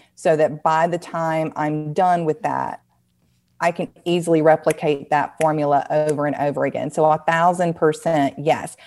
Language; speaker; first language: English; native; English